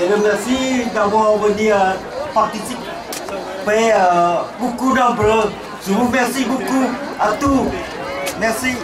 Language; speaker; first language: French; non-native, learner; Khmer